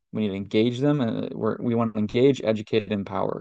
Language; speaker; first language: English; native; English